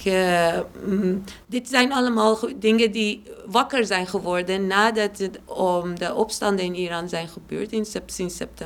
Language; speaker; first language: Dutch; non-native, fluent; Persian